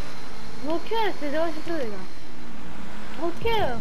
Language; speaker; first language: French; non-native, local second language; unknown